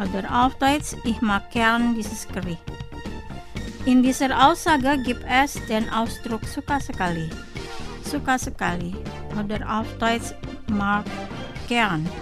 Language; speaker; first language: German; non-native, fluent; Indonesian